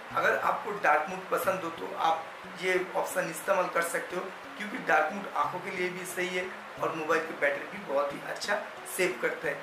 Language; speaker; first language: Hindi; non-native, local second language; Bangla